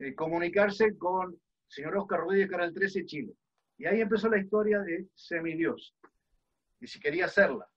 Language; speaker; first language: Spanish; early bilingual, other home language; Dutch